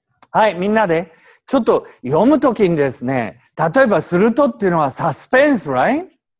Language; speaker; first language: Japanese; native; Japanese